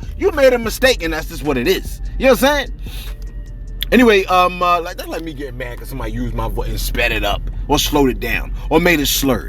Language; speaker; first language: English; native; English